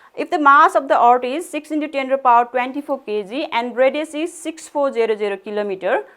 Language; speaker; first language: English; non-native, local second language; Nepali